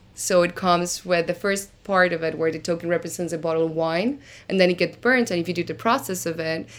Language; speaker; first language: English; non-native, fluent; Spanish